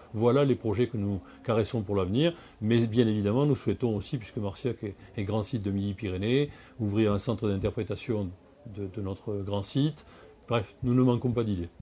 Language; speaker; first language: French; native; French